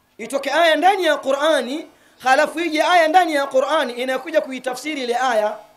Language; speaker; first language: Swahili; native; Swahili